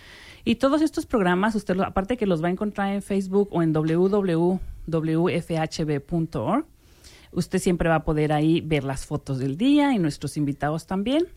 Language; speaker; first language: Spanish; native; Spanish